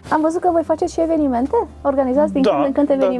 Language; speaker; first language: Romanian; native; Romanian